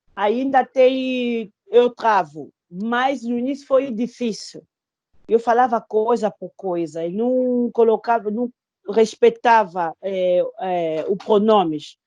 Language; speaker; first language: Portuguese; non-native, fluent; Lingala